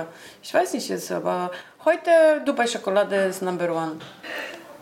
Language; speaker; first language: German; non-native, learner; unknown